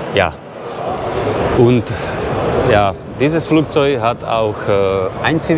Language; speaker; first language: German; non-native, learner; Slovak